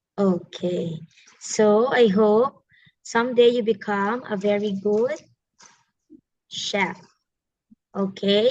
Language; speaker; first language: English; non-native, fluent; Filipino